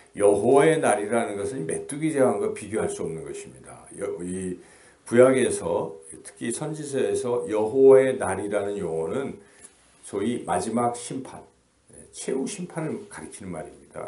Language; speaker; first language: Korean; native; Korean